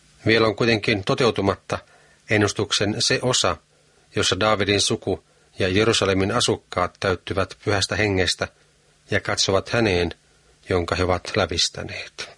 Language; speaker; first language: Finnish; native; Finnish